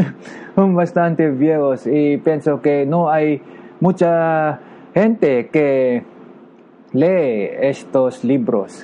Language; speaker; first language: Spanish; non-native, learner; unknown